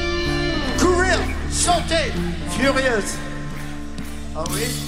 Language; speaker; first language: French; non-native, learner; English